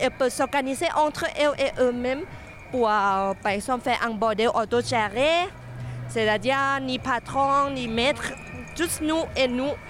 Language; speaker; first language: French; non-native, fluent; Thai